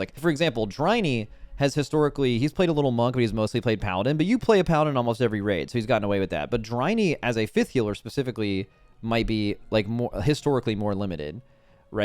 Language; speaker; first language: English; native; English